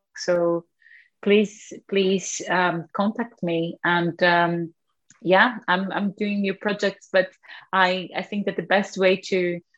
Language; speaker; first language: English; non-native, fluent; Portuguese